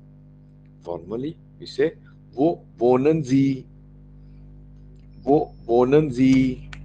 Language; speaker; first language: German; non-native, learner; Marathi